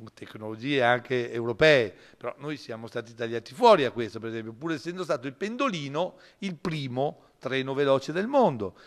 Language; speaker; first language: Italian; native; Italian